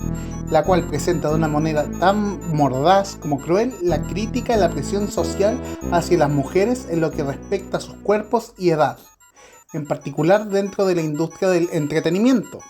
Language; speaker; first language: Spanish; native; Spanish